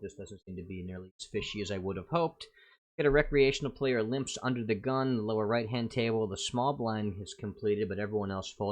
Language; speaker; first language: English; native; English